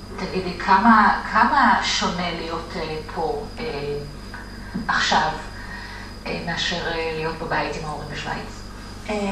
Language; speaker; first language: Hebrew; native; Hebrew